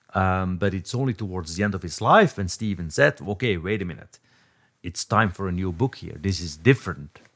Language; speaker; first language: English; non-native, fluent; Dutch